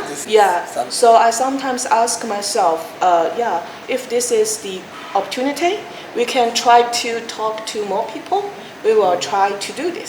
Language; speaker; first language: English; non-native, fluent; Chinese